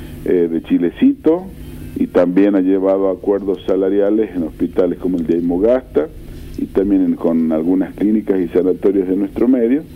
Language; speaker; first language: Spanish; native; Spanish